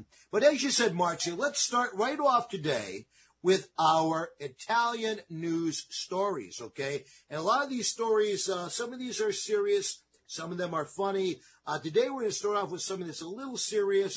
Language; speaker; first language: English; native; English